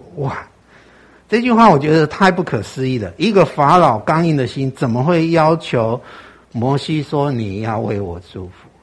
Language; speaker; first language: Chinese; native; Chinese